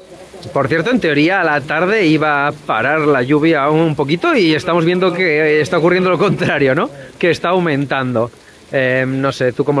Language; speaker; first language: Spanish; native; Spanish